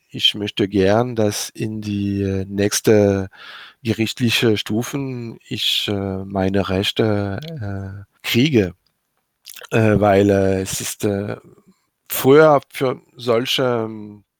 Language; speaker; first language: German; non-native, learner; French